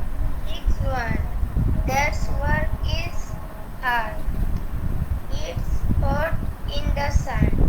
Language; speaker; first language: English; non-native, learner; Bangla